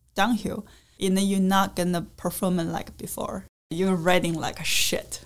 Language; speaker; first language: English; non-native, learner; Chinese